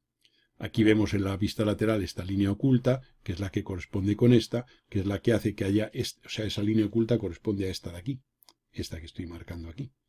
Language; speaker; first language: Spanish; native; Spanish